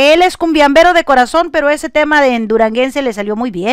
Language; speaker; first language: Spanish; native; Spanish